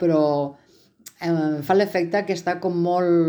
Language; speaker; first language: Catalan; native; Catalan